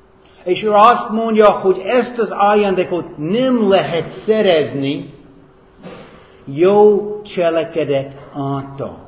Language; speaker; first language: Hungarian; non-native, fluent; English